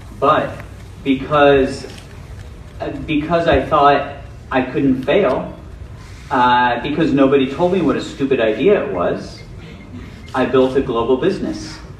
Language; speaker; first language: English; native; English